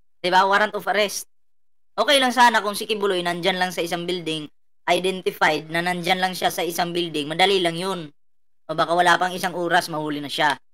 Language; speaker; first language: Filipino; non-native, local second language; Cebuano